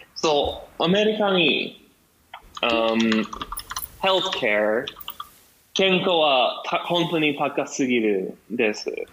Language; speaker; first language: Japanese; non-native, learner; English